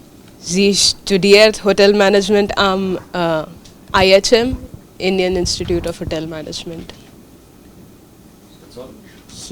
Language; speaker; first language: German; non-native, learner; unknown